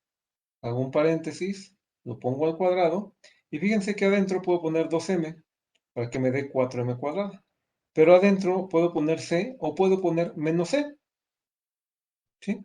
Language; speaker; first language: Spanish; native; Spanish